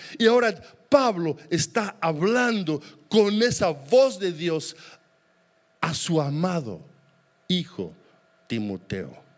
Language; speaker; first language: Spanish; native; Spanish